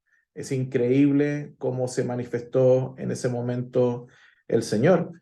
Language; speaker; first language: Spanish; native; Spanish